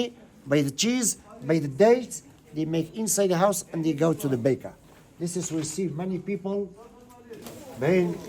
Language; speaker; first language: English; non-native, learner; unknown